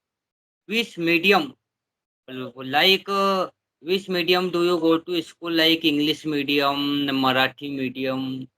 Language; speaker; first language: English; non-native, learner; Hindi